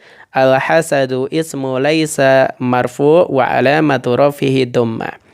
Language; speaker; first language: Arabic; non-native, fluent; Indonesian